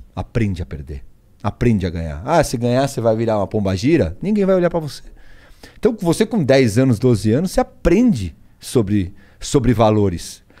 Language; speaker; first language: Portuguese; early bilingual, other home language; Spanish